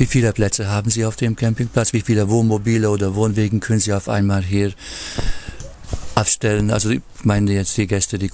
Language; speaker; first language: German; native; German